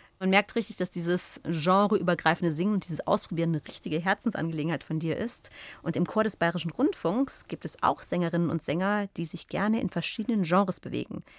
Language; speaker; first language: German; native; German